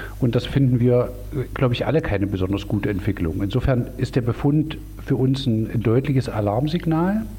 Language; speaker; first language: German; native; German